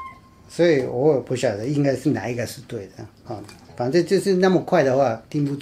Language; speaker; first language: Chinese; non-native, fluent; Japanese